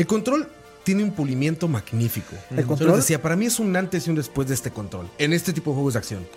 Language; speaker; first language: Spanish; native; Spanish